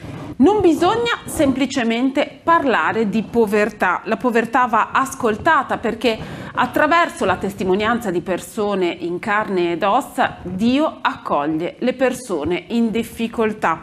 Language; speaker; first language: Italian; native; Italian